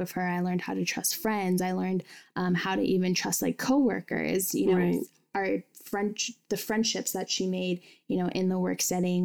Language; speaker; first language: English; native; English